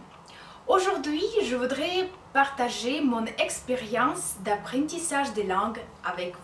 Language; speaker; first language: French; non-native, fluent; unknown